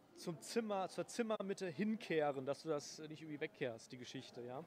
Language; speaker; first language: German; native; German